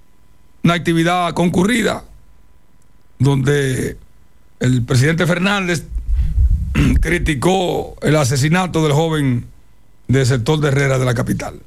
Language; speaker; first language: Spanish; native; Spanish